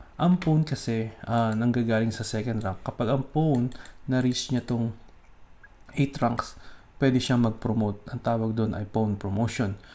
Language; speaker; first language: Filipino; native; Filipino